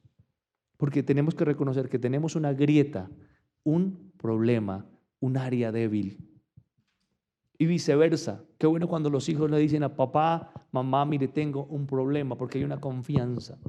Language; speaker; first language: Spanish; native; Spanish